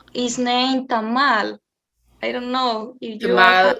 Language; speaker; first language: English; non-native, learner; Spanish